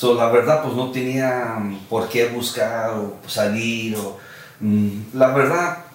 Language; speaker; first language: Spanish; early bilingual, heritage; Spanish